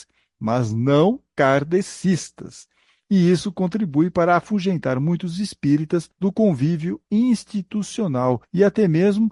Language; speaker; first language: Portuguese; native; Portuguese